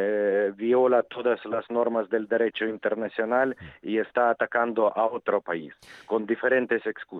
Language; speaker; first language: Spanish; non-native, fluent; Ukrainian